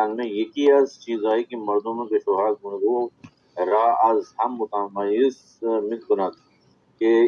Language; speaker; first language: Persian; non-native, learner; Urdu